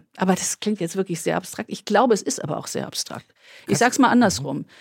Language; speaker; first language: German; native; German